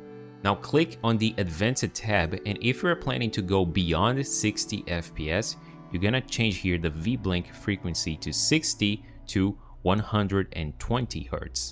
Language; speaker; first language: English; non-native, fluent; Portuguese